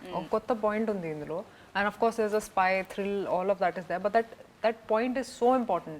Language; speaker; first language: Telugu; non-native, learner; Hindi